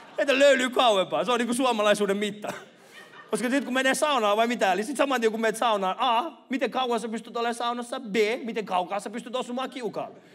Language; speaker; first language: Finnish; early bilingual, other home language; Persian